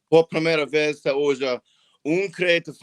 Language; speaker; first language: Portuguese; non-native, learner; English